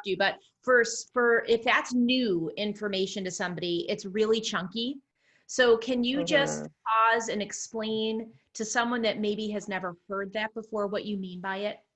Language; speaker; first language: English; native; English